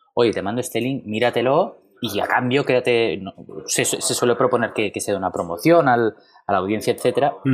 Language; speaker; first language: Spanish; native; Spanish